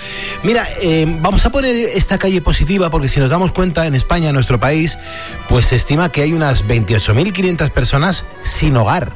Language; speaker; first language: Spanish; native; Spanish